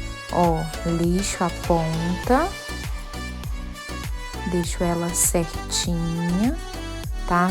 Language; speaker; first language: Portuguese; native; Portuguese